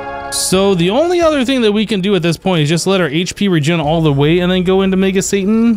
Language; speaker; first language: English; native; English